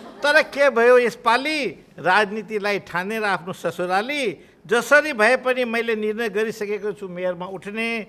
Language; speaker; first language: Nepali; non-native, local second language; Marwari